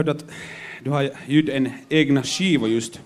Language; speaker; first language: Swedish; non-native, local second language; Finnish